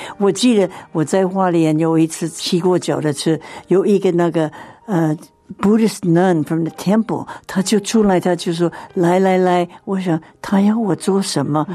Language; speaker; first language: Chinese; non-native, fluent; English